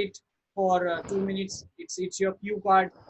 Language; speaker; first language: English; non-native, local second language; Gujarati